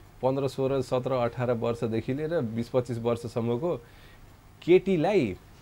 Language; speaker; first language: Nepali; non-native, local second language; Maithili